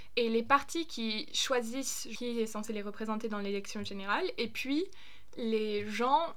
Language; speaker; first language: French; non-native, fluent; German